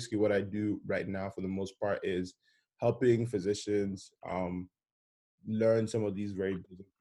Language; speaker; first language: English; non-native, local second language; Yoruba